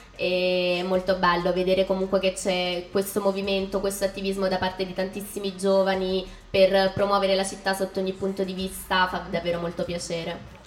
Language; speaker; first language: Italian; native; Italian